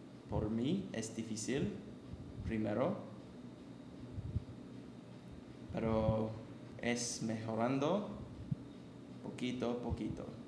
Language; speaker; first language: Spanish; non-native, learner; English